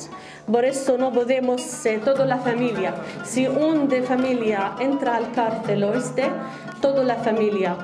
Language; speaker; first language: Spanish; non-native, learner; Arabic